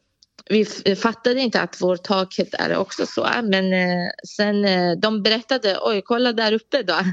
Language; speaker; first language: Swedish; non-native, fluent; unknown